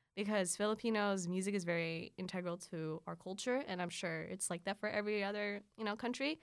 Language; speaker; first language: English; early bilingual, other home language; Filipino